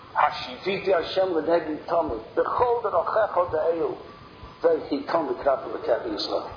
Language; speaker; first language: Hebrew; non-native, fluent; English